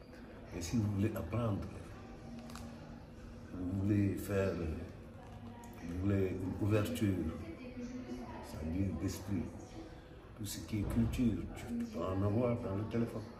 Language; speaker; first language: French; non-native, local second language; Wolof